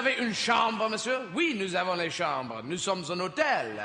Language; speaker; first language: French; non-native, learner; English